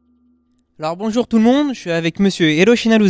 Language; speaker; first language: French; native; French